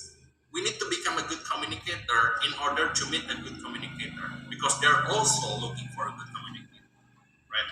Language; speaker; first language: English; non-native, fluent; Indonesian